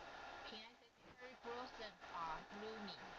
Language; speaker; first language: English; non-native, learner; Chinese